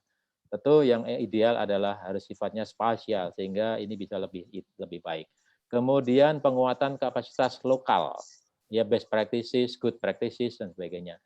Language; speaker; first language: Indonesian; native; Indonesian